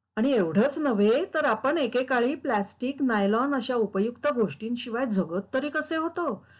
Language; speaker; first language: Marathi; native; Marathi